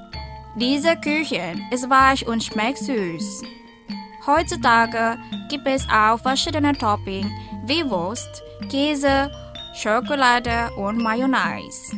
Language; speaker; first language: German; non-native, fluent; Indonesian